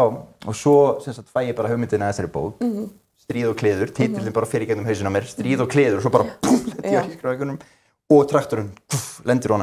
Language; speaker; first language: Icelandic; native; Icelandic